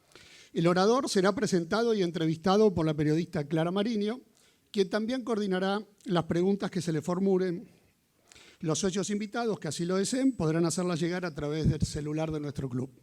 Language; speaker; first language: Spanish; native; Spanish